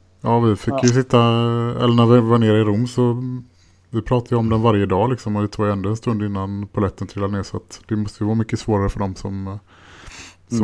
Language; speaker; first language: Swedish; native; Swedish